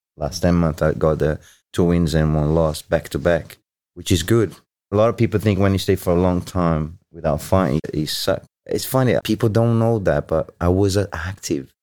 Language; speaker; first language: English; non-native, fluent; Portuguese